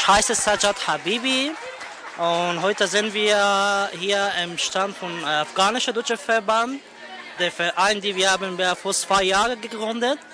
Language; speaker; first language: German; non-native, fluent; Persian